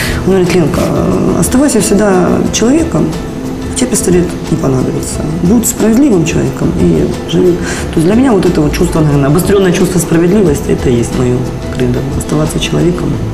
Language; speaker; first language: Russian; native; Russian